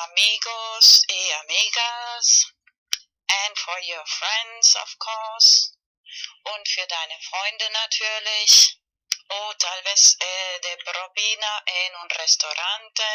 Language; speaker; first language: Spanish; non-native, fluent; German